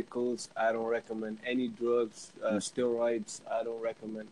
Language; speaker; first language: English; native; English